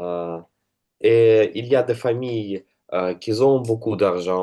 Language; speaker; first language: French; non-native, learner; Russian